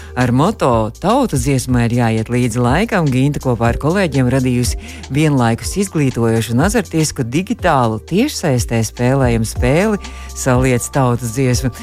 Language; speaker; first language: Latvian; native; Latvian